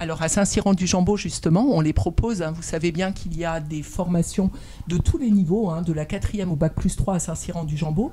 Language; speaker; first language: French; native; French